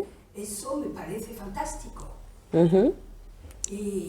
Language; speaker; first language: Spanish; non-native, fluent; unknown